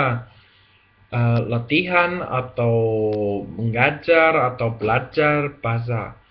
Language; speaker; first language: Indonesian; non-native, learner; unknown